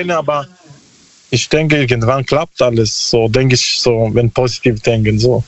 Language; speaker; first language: German; non-native, learner; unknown